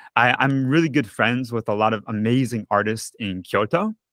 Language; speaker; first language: English; early bilingual, other home language; Japanese